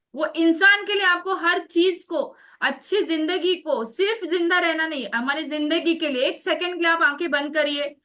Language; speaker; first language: Hindi; non-native, local second language; Marathi